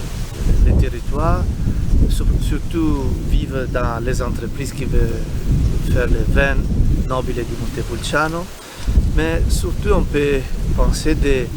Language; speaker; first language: French; non-native, learner; Italian